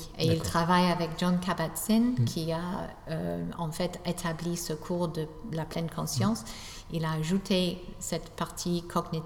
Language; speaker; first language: French; non-native, fluent; English